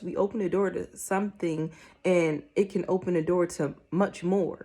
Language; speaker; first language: English; native; English